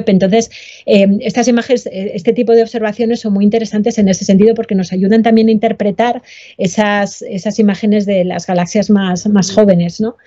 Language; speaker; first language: Spanish; native; Spanish